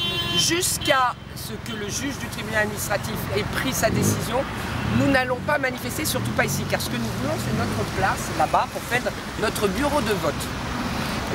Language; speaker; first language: French; native; French